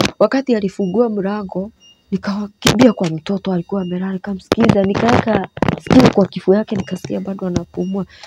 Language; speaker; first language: Swahili; non-native, local second language; Kikuyu